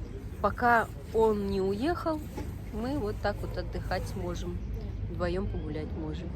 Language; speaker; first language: Russian; native; Russian